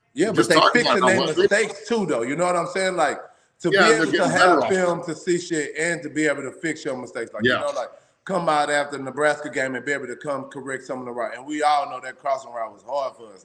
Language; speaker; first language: English; native; English